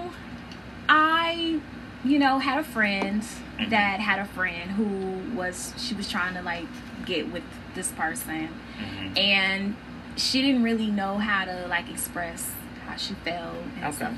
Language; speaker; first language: English; native; English